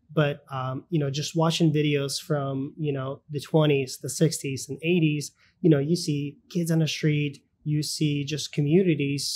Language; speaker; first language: English; early bilingual, other home language; Russian